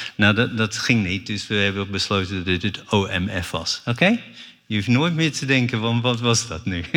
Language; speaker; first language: Dutch; non-native, fluent; English